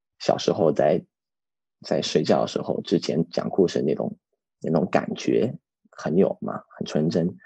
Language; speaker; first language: Chinese; early bilingual, heritage; Chinese